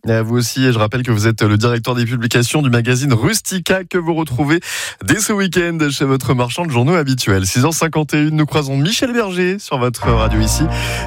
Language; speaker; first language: French; native; French